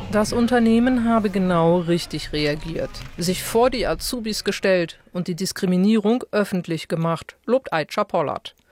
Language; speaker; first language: German; native; German